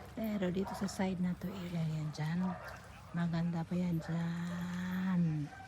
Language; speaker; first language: Filipino; native; Filipino